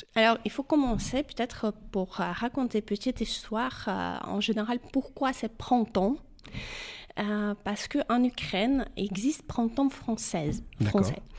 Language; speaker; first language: French; non-native, fluent; Ukrainian